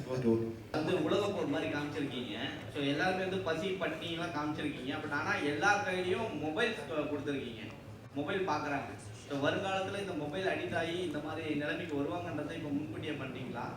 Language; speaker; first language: Tamil; native; Tamil